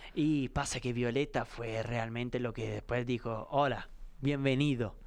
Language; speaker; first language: Spanish; non-native, fluent; Italian